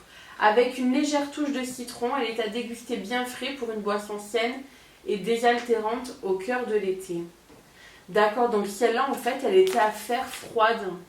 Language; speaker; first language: French; native; French